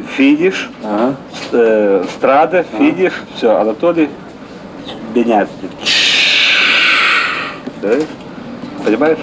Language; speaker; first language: Russian; non-native, learner; Italian